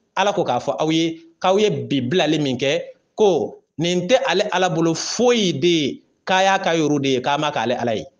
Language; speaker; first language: French; non-native, local second language; Bambara